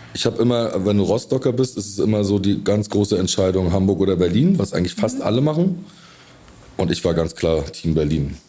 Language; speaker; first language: German; native; German